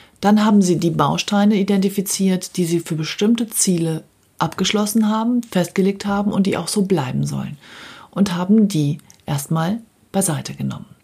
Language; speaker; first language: German; native; German